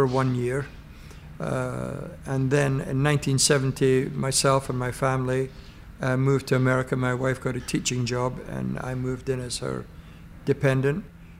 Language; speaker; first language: English; native; English